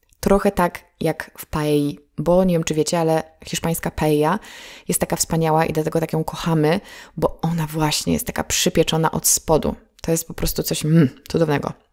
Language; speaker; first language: Polish; native; Polish